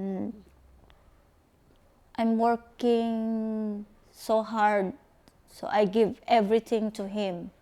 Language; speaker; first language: English; non-native, local second language; Filipino